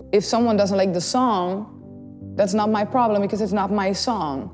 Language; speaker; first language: English; non-native, fluent; Dutch